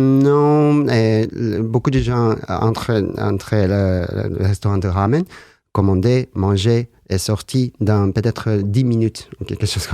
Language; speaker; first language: French; non-native, learner; Japanese